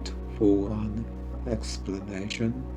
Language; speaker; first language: English; non-native, fluent; Japanese